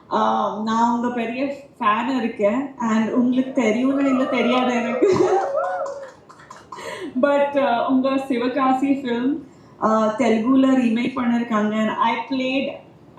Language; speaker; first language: Tamil; non-native, fluent; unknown